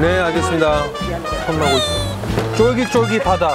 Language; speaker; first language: Korean; non-native, fluent; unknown